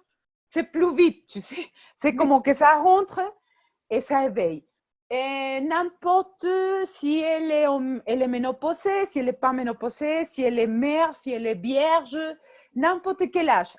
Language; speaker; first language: French; non-native, fluent; Spanish